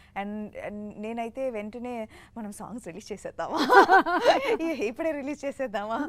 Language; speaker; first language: Telugu; non-native, fluent; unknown